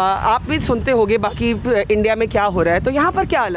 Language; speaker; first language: Hindi; native; Hindi